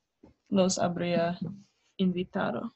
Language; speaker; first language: Spanish; non-native, learner; English